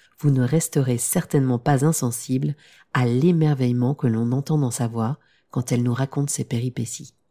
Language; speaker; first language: French; native; French